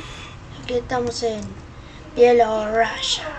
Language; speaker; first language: Spanish; native; Spanish